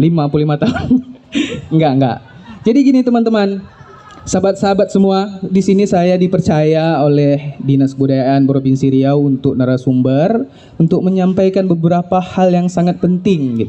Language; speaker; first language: Indonesian; native; Indonesian